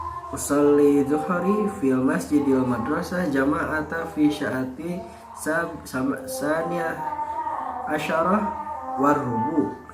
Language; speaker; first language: Arabic; non-native, fluent; Indonesian